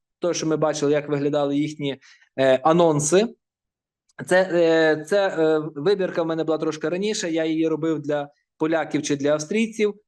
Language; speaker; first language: Ukrainian; native; Ukrainian